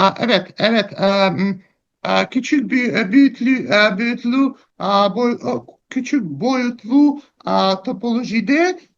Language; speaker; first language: Turkish; non-native, learner; Russian